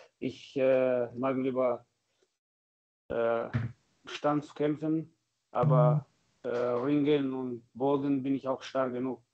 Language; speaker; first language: German; non-native, learner; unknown